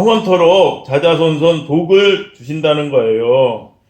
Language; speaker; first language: Korean; native; Korean